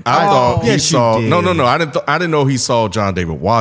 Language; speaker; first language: English; native; English